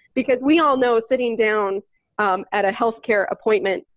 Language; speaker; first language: English; native; English